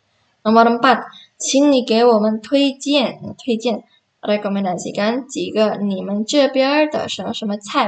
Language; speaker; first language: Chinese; non-native, fluent; Indonesian